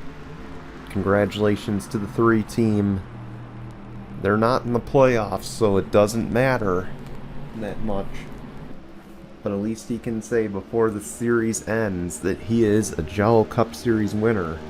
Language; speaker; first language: English; native; English